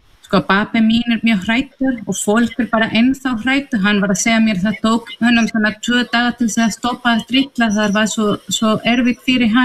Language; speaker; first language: Icelandic; non-native, fluent; Spanish